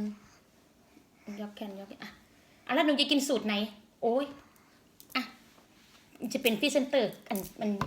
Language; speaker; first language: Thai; native; Thai